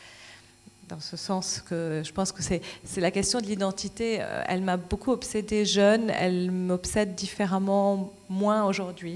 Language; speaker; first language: French; non-native, local second language; Arabic